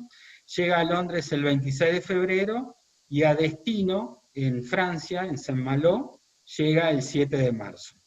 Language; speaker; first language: Spanish; native; Spanish